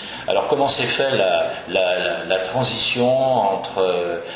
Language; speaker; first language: French; native; French